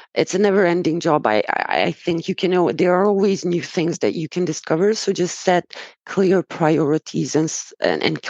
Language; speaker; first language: English; non-native, fluent; Romanian